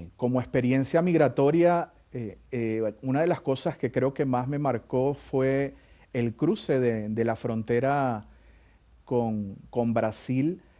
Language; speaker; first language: Spanish; native; Spanish